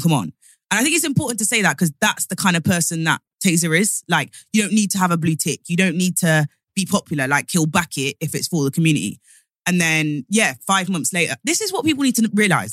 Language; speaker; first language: English; native; English